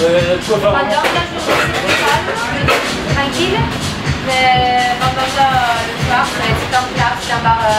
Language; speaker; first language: French; non-native, learner; Spanish